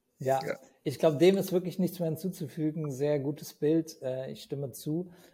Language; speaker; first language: German; native; German